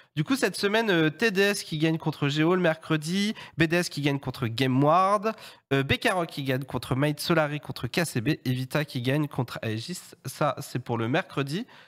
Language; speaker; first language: French; native; French